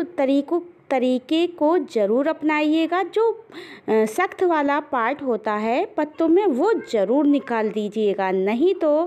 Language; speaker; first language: Hindi; native; Hindi